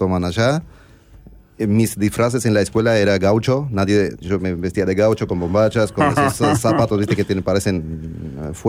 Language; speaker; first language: Spanish; non-native, fluent; Armenian